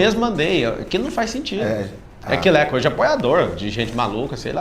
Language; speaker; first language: Portuguese; native; Portuguese